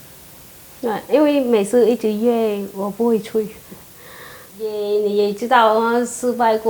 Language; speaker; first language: Chinese; non-native, fluent; Vietnamese